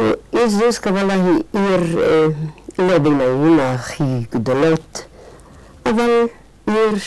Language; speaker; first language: Hebrew; non-native, fluent; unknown